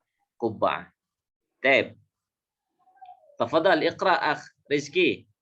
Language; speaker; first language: Arabic; non-native, fluent; Indonesian